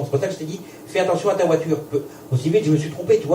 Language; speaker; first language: French; native; French